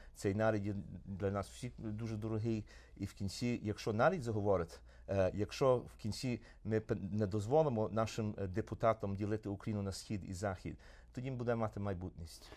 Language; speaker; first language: Ukrainian; early bilingual, heritage; Ukrainian